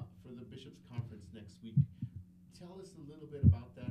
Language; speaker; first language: English; early bilingual, other home language; Spanish